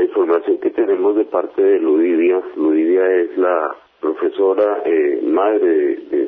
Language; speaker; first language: Spanish; native; Spanish